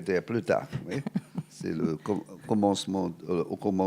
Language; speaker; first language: French; non-native, fluent; Cantonese